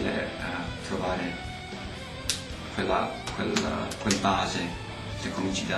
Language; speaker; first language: Italian; early bilingual, heritage; Italian